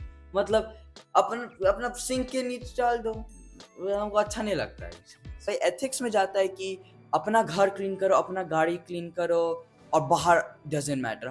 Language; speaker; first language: Hindi; early bilingual, heritage; English